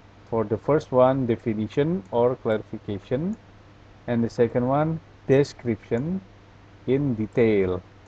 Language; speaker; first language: English; non-native, fluent; Indonesian